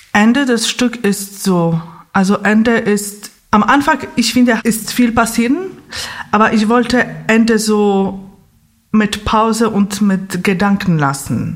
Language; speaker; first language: German; non-native, fluent; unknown